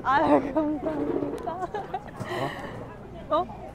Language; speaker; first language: Korean; non-native, learner; English